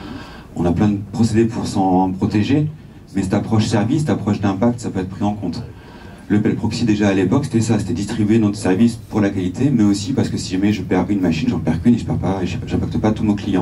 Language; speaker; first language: French; native; French